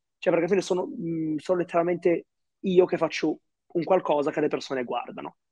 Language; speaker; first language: Italian; early bilingual, other home language; Arabic